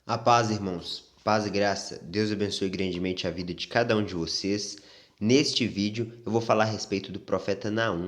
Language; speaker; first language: Portuguese; native; Portuguese